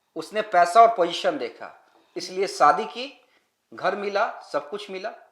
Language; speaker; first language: Hindi; native; Hindi